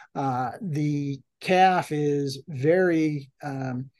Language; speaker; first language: English; native; English